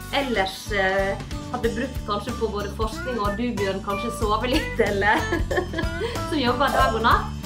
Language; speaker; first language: Norwegian; native; Norwegian